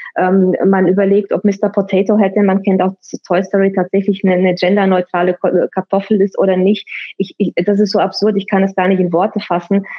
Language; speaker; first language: German; early bilingual, other home language; Romanian